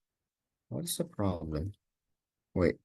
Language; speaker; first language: English; non-native, local second language; Indonesian